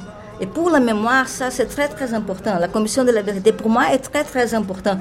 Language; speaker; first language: French; non-native, fluent; Portuguese